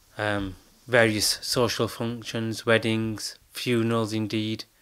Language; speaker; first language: English; native; English